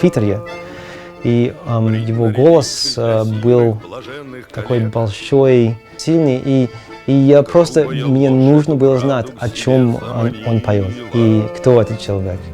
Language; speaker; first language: Russian; non-native, learner; English